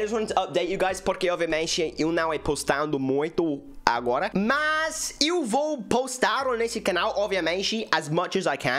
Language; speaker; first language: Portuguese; non-native, learner; English